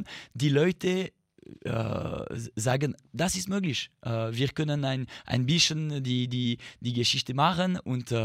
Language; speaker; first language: German; non-native, fluent; French